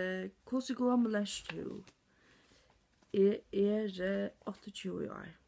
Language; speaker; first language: Norwegian; non-native, learner; Faroese